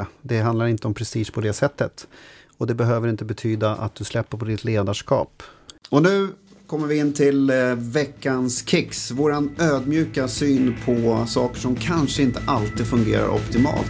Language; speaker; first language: Swedish; native; Swedish